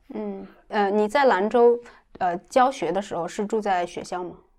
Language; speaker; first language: Chinese; native; Chinese